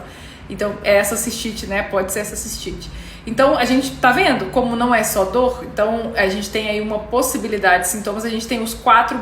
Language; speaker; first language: Portuguese; native; Portuguese